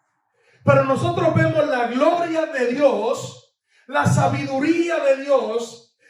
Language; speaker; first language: Spanish; native; Spanish